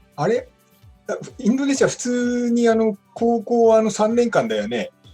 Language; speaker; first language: Japanese; native; Japanese